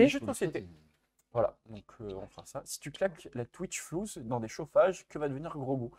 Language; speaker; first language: French; native; French